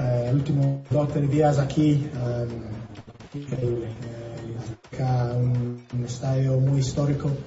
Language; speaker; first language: Spanish; non-native, learner; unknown